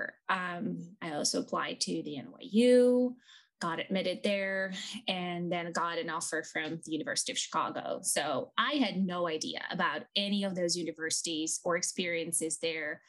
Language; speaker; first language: English; non-native, fluent; Ukrainian